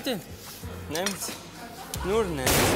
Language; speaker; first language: German; non-native, learner; Spanish